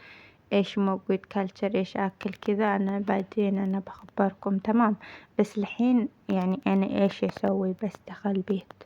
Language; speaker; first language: Arabic; non-native, learner; Amharic